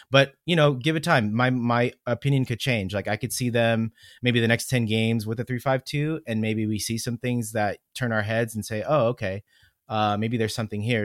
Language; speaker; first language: English; native; English